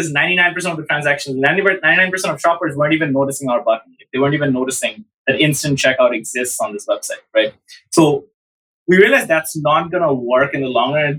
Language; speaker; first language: English; non-native, local second language; Bangla